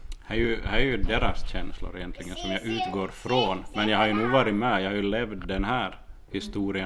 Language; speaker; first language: Swedish; native; Swedish